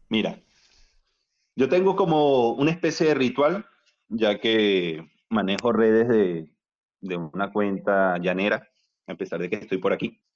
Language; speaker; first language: Spanish; native; Spanish